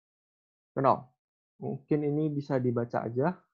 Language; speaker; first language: Indonesian; native; Indonesian